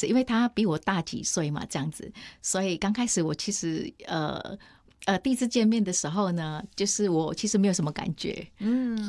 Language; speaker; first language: Chinese; non-native, fluent; Hakka Chinese